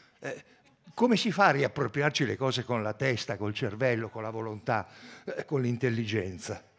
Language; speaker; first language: Italian; native; Italian